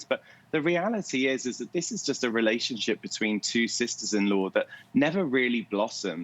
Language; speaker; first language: English; native; English